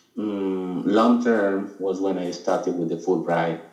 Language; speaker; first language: English; non-native, fluent; Spanish